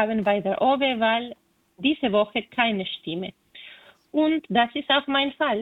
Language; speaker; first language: German; non-native, fluent; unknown